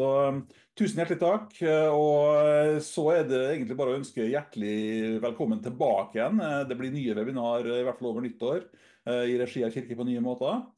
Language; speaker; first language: Norwegian; native; Norwegian